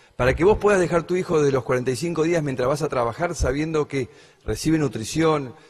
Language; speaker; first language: Spanish; native; Spanish